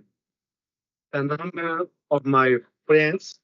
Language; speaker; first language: English; non-native, learner; Spanish